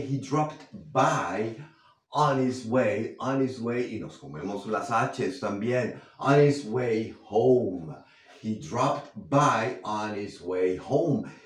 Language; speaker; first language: English; non-native, fluent; Spanish